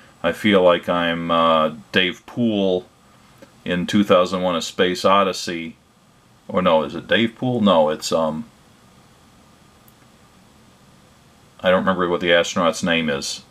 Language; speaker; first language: English; native; English